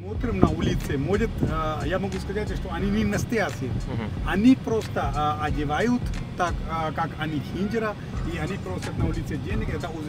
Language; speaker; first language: Russian; non-native, fluent; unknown